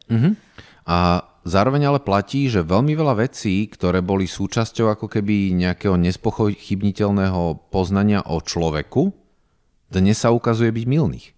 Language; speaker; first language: Slovak; native; Slovak